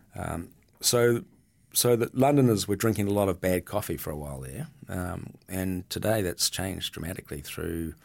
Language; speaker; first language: English; native; English